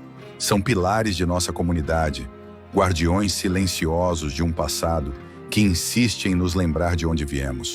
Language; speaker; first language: Portuguese; native; Portuguese